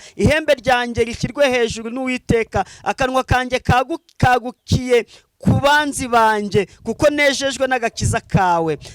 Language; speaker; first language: Kinyarwanda; native; Kinyarwanda